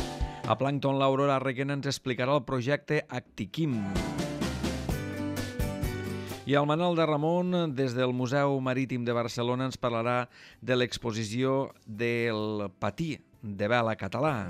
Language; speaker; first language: Catalan; native; Catalan